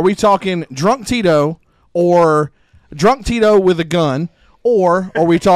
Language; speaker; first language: English; native; English